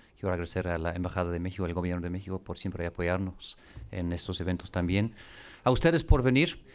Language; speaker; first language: Spanish; non-native, fluent; English